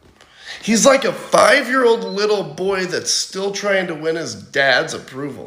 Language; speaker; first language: English; native; English